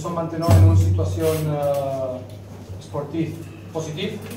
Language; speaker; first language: French; non-native, learner; Spanish